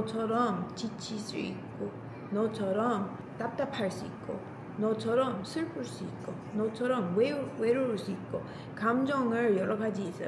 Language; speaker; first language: Korean; non-native, learner; English